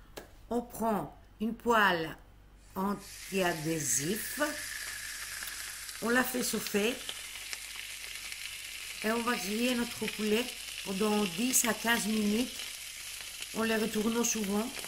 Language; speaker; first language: French; non-native, fluent; Greek